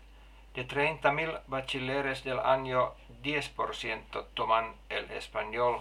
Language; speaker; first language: Spanish; non-native, learner; Finnish